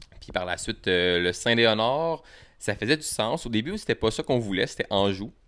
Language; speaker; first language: French; native; French